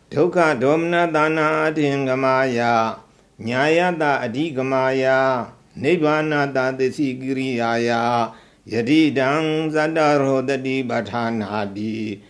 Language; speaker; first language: Burmese; native; Burmese